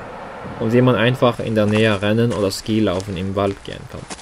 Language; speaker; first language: German; non-native, learner; Norwegian